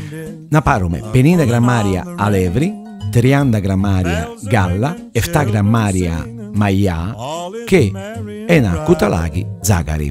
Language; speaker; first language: Greek; non-native, learner; Italian